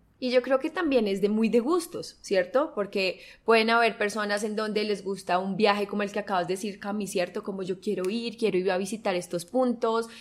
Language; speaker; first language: Spanish; native; Spanish